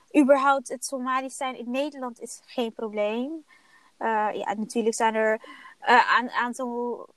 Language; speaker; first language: Dutch; early bilingual, other home language; Somali